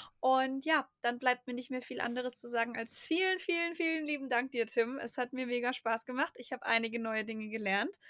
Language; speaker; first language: German; native; German